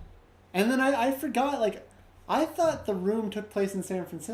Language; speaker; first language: English; native; English